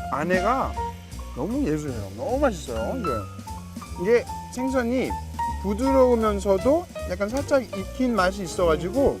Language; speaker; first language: Korean; non-native, fluent; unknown